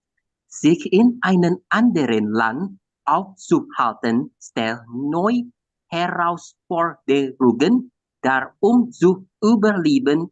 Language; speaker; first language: German; non-native, learner; Indonesian